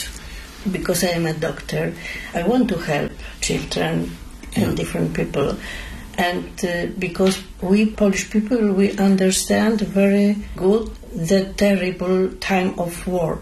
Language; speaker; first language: English; non-native, learner; Polish